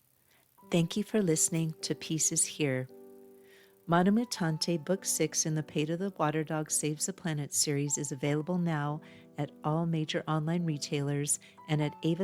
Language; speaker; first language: English; native; English